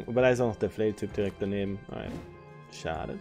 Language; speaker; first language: German; native; German